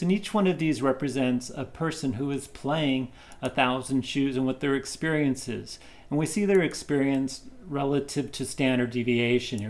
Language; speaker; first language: English; native; English